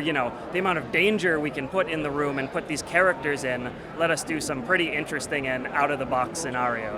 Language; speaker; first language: English; native; English